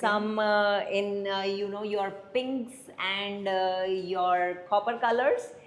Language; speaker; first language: English; non-native, local second language; Telugu